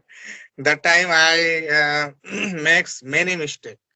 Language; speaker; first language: English; non-native, learner; Bangla